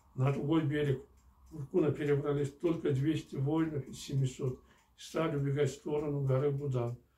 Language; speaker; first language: Russian; non-native, local second language; Kyrgyz